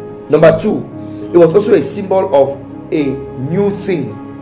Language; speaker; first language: English; native; English